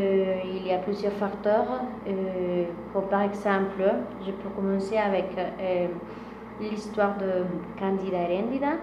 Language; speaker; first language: French; non-native, fluent; Spanish